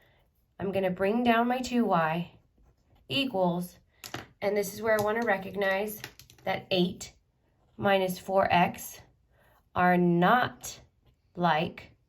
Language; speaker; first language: English; native; English